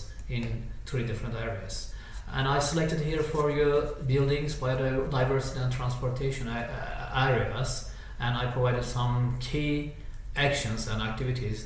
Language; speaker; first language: English; non-native, fluent; Turkish